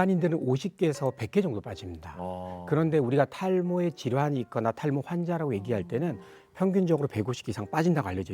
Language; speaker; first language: Korean; native; Korean